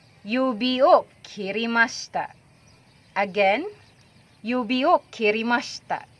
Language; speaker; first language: Japanese; non-native, fluent; Filipino